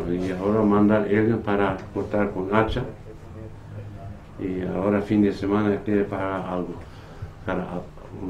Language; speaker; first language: Spanish; non-native, learner; Plautdietsch